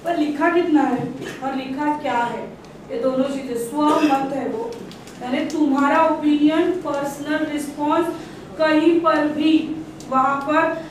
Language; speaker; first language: Hindi; non-native, local second language; Marathi